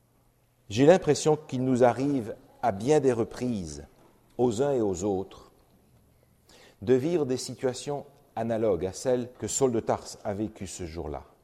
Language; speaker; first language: French; native; French